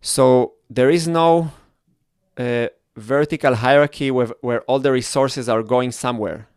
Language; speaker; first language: English; non-native, fluent; Hebrew